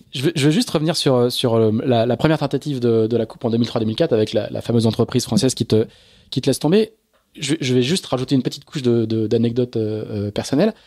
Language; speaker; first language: French; native; French